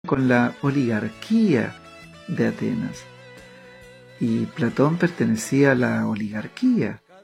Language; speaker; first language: Spanish; native; Spanish